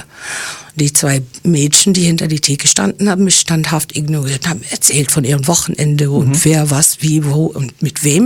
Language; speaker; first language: German; early bilingual, other home language; English